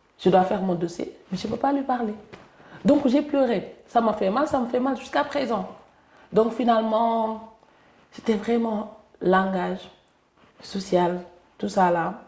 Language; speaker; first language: French; non-native, local second language; Wolof